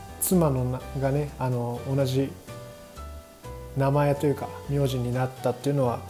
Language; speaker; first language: Japanese; native; Japanese